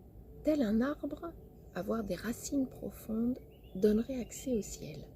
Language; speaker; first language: French; native; French